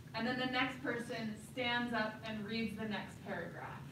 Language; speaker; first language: English; native; English